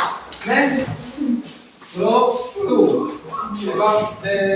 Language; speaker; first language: English; non-native, learner; Indonesian